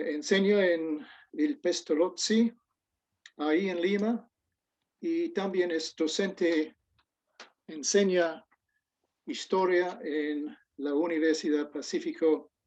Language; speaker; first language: Spanish; non-native, fluent; English